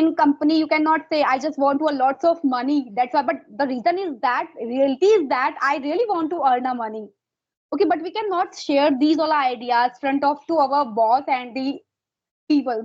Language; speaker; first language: English; non-native, fluent; Hindi